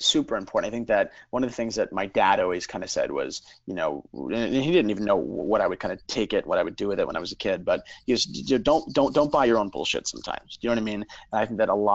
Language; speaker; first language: English; native; English